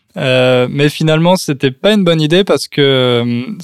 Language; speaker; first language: French; native; French